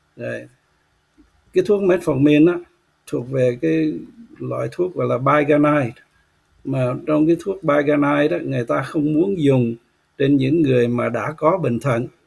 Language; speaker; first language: Vietnamese; native; Vietnamese